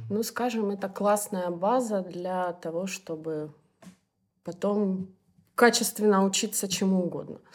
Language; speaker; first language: Russian; native; Russian